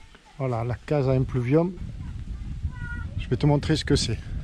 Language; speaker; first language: French; native; French